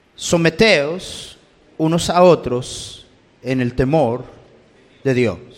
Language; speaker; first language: Spanish; early bilingual, heritage; Spanish